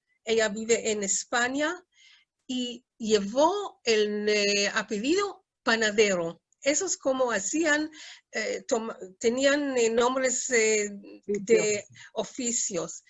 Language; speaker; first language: Spanish; non-native, fluent; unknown